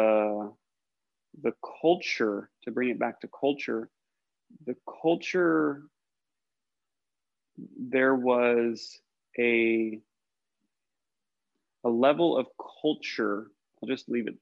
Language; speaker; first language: English; native; English